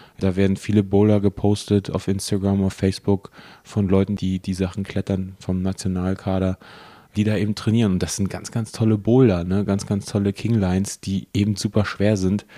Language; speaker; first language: German; native; German